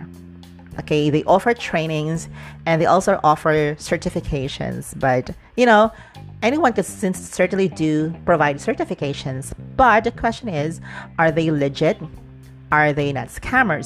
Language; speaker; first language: English; non-native, local second language; Cebuano